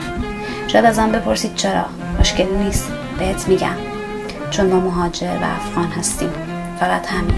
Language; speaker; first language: Persian; native; Persian